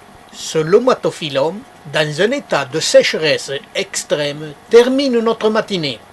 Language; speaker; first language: French; native; French